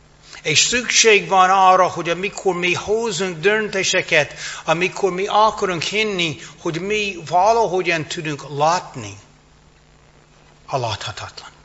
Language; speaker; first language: Hungarian; non-native, fluent; English